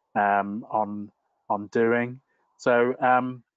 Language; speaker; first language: English; native; English